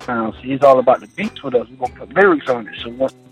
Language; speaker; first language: English; native; English